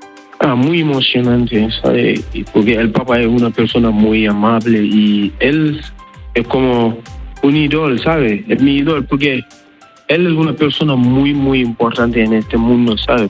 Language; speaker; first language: Spanish; non-native, learner; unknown